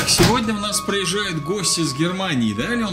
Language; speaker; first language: Russian; native; Russian